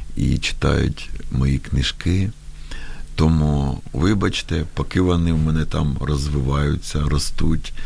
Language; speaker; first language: Ukrainian; non-native, local second language; Russian